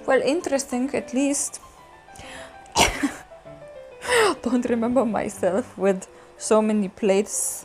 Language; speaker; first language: English; non-native, fluent; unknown